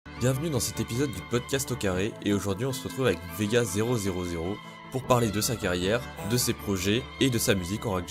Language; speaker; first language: French; native; French